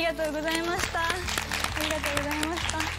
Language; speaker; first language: Korean; non-native, learner; Japanese